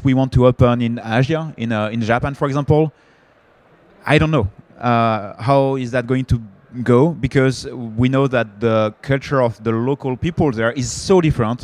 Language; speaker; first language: English; non-native, fluent; French